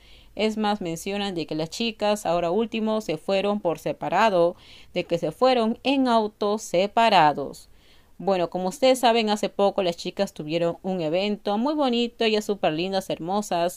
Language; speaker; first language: Spanish; native; Spanish